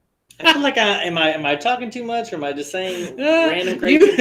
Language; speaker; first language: English; native; English